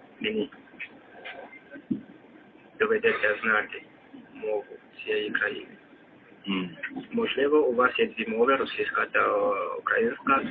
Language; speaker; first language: Ukrainian; non-native, fluent; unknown